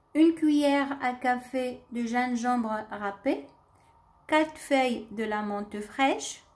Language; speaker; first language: French; non-native, local second language; Arabic